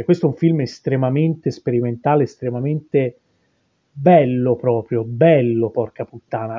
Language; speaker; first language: Italian; native; Italian